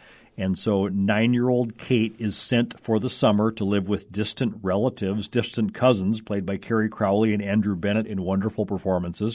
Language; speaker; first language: English; native; English